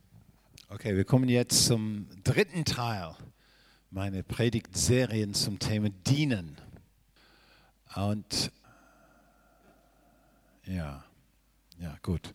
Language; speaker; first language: German; non-native, fluent; English